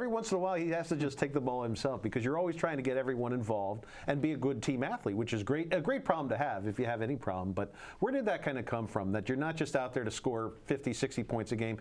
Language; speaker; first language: English; native; English